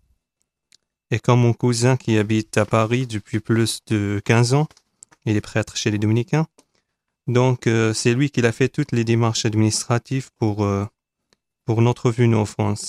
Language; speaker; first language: French; non-native, fluent; Arabic